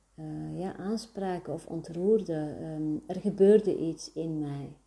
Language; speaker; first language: Dutch; early bilingual, other home language; Arabic